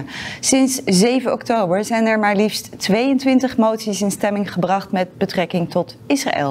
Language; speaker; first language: Dutch; native; Dutch